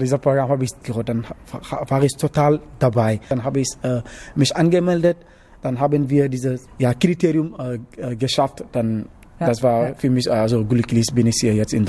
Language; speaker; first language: German; non-native, learner; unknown